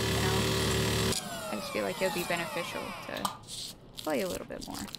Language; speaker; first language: English; native; English